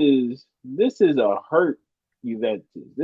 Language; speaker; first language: English; native; English